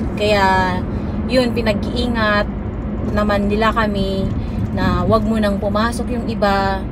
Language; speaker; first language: Filipino; native; Filipino